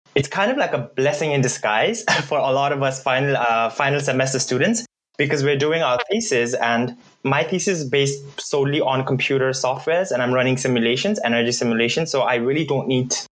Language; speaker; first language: English; non-native, fluent; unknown